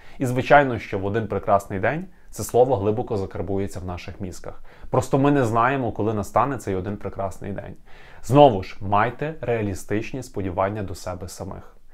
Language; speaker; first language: Ukrainian; native; Ukrainian